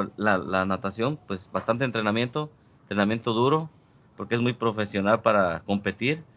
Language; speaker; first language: Spanish; native; Spanish